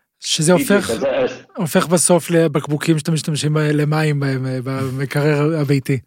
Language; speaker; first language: Hebrew; native; Hebrew